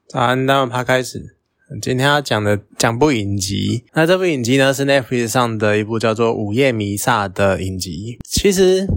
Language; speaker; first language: Chinese; native; Chinese